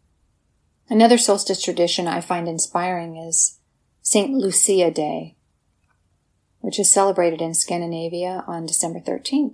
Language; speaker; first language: English; native; English